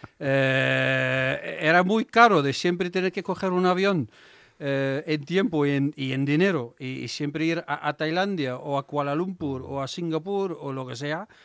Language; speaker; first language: Spanish; non-native, fluent; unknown